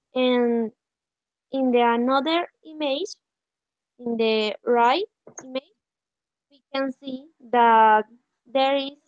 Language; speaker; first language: English; non-native, learner; Spanish